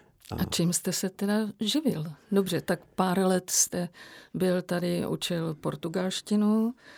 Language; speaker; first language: Czech; native; Czech